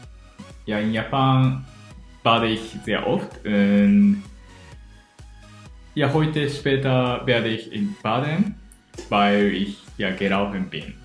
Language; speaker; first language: German; non-native, learner; Japanese